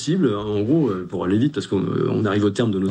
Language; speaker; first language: French; native; French